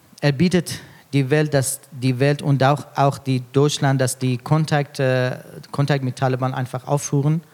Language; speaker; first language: German; non-native, fluent; Persian